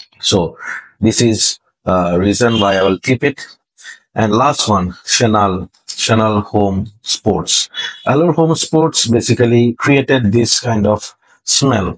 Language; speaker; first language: English; non-native, local second language; Bangla